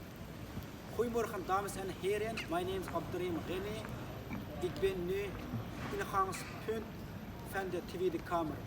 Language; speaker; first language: Dutch; non-native, fluent; Uyghur